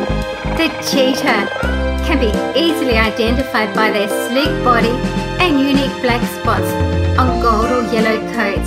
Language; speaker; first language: English; native; English